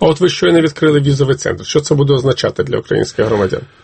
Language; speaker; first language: Ukrainian; native; Ukrainian